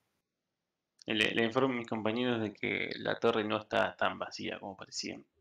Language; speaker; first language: Spanish; native; Spanish